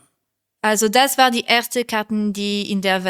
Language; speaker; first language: German; non-native, learner; French